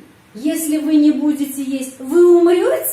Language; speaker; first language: Russian; non-native, fluent; Indonesian